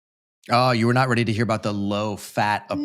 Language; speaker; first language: English; native; English